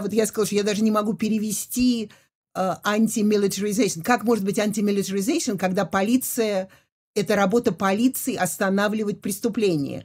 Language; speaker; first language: Russian; native; Russian